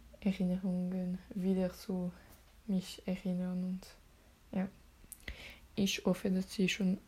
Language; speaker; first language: German; non-native, learner; French